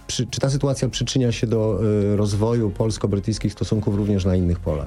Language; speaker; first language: Polish; native; Polish